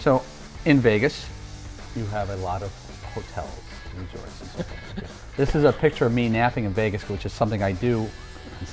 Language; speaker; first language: English; native; English